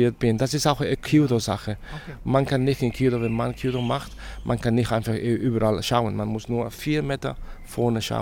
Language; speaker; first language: German; non-native, fluent; Spanish